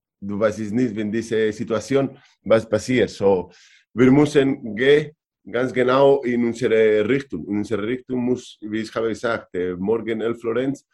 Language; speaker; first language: German; non-native, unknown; Spanish